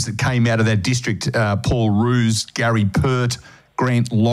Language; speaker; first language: English; native; English